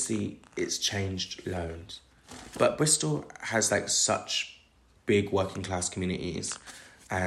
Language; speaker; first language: English; native; English